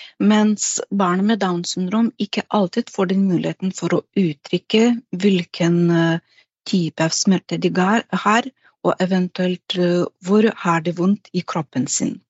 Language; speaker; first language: Norwegian; non-native, fluent; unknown